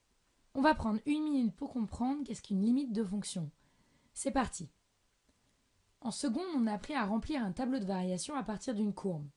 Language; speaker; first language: French; native; French